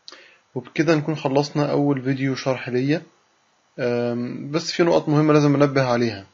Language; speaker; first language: Arabic; native; Arabic